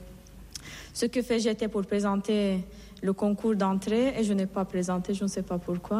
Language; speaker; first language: French; non-native, fluent; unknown